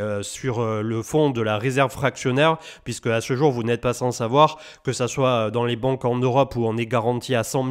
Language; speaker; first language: French; native; French